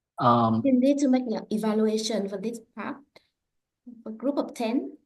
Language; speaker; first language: English; non-native, fluent; Vietnamese